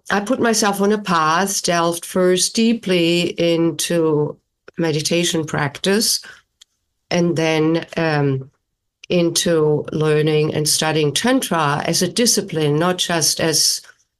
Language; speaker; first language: English; non-native, fluent; German